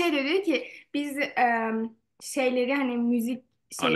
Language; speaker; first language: Turkish; native; Turkish